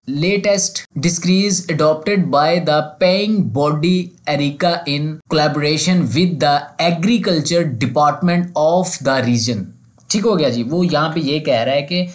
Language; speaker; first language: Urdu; non-native, local second language; Punjabi